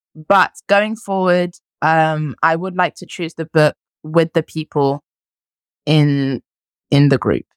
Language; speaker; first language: English; early bilingual, other home language; French